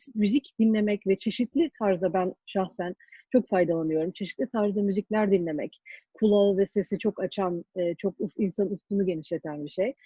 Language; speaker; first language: Turkish; early bilingual, heritage; Turkish